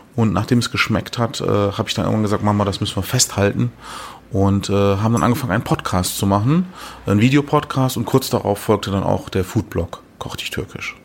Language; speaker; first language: German; early bilingual, other home language; Turkish